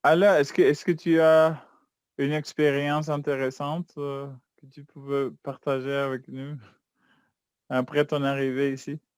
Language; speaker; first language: French; non-native, fluent; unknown